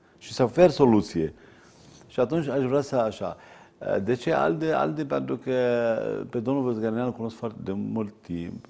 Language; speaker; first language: Romanian; non-native, fluent; Arabic